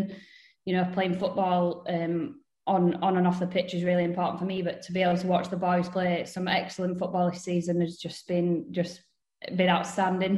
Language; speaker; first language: English; native; English